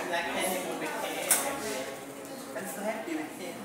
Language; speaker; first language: English; non-native, learner; Indonesian